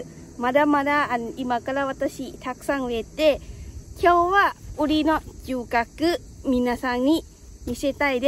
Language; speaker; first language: Japanese; non-native, learner; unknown